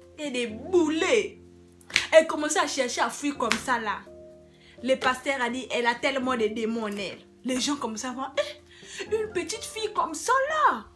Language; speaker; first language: French; non-native, local second language; Lingala